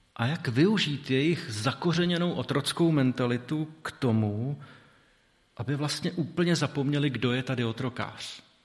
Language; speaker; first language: Czech; native; Czech